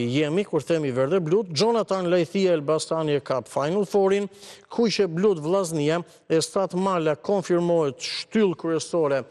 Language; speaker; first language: Albanian; native; Albanian